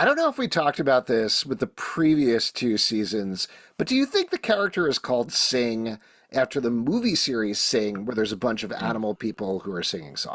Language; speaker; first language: English; native; English